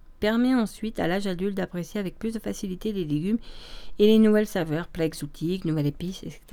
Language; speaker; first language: French; native; French